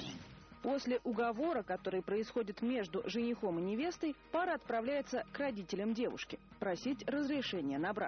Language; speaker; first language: Russian; native; Russian